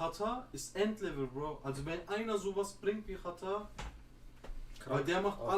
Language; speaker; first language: German; native; German